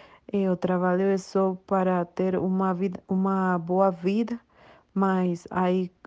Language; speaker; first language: Portuguese; non-native, learner; Spanish